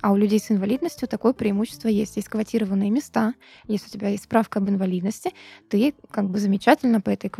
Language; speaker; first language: Russian; native; Russian